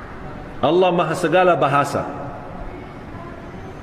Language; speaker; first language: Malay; non-native, fluent; Arabic